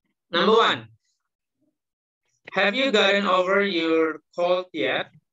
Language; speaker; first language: English; non-native, fluent; Indonesian